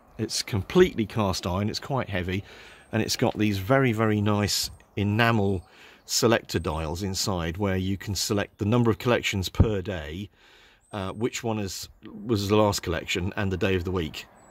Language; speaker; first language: English; native; English